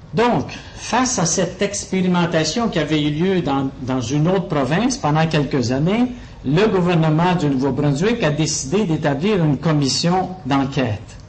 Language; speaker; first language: French; native; French